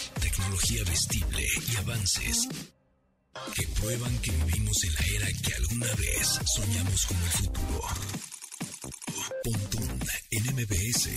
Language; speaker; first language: Spanish; native; Spanish